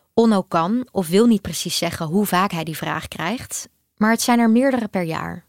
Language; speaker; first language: Dutch; native; Dutch